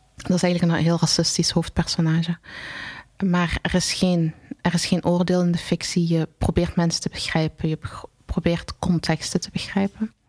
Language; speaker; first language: Dutch; early bilingual, other home language; Arabic